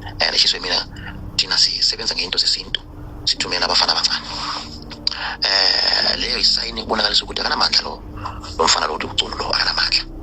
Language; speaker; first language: Zulu; non-native, fluent; Nyanja